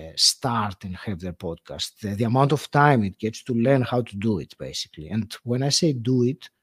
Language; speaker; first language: English; non-native, fluent; Greek